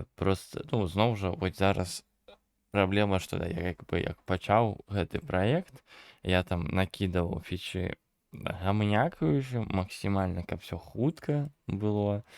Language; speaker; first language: Belarusian; non-native, local second language; Russian